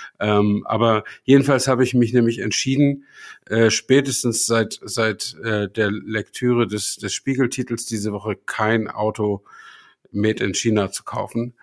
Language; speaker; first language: German; native; German